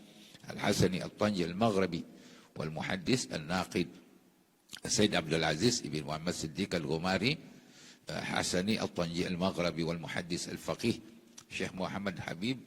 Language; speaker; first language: Arabic; non-native, fluent; Indonesian